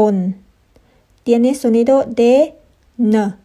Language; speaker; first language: Spanish; non-native, fluent; Thai